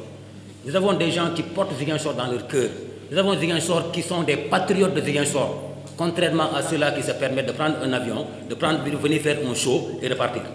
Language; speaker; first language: French; non-native, local second language; Wolof